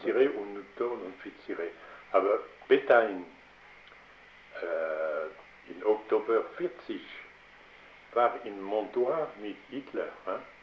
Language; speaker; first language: German; non-native, learner; French